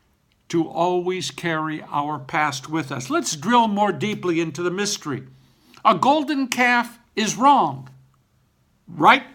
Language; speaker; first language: English; native; English